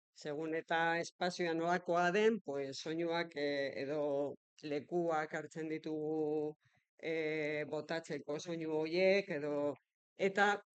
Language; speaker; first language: Basque; non-native, local second language; Spanish